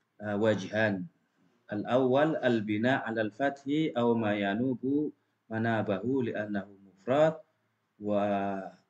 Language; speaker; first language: Arabic; non-native, fluent; Indonesian